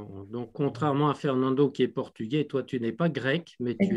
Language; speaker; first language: French; native; French